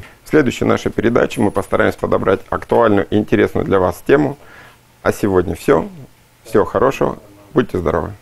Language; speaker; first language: Russian; native; Russian